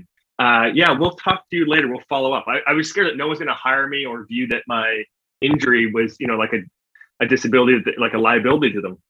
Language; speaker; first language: English; native; English